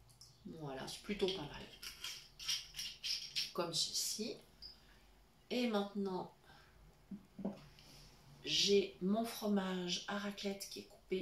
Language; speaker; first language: French; native; French